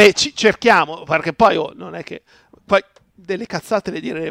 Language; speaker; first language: Italian; native; Italian